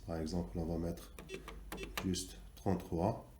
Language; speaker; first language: French; non-native, local second language; Arabic